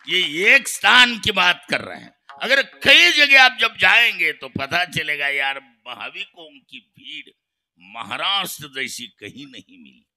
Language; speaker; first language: Hindi; non-native, local second language; Marathi